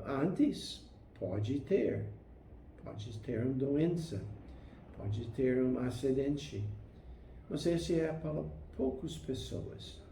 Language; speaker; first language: Portuguese; non-native, fluent; English